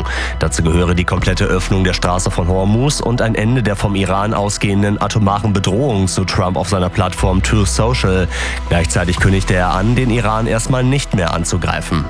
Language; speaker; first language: German; native; German